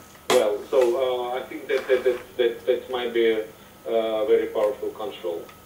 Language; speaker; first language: English; non-native, fluent; Russian